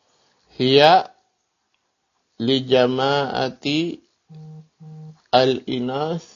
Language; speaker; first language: Arabic; non-native, fluent; Indonesian